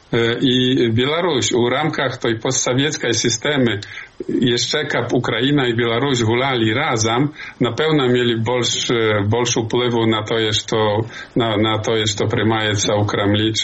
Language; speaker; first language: Polish; non-native, learner; Belarusian